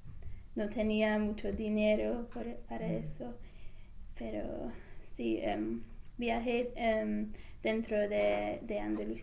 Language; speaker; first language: Spanish; non-native, fluent; English